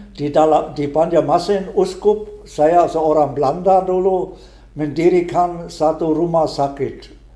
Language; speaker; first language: Indonesian; non-native, fluent; German